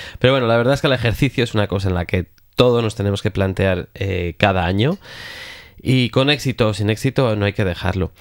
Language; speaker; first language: Spanish; native; Spanish